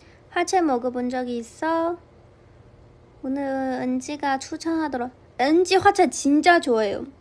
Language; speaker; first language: Korean; non-native, fluent; Chinese